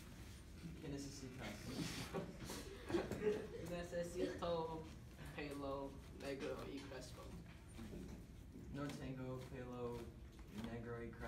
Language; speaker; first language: Spanish; non-native, learner; English